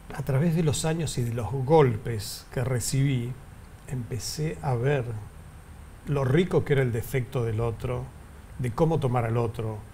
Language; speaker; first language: Spanish; native; Spanish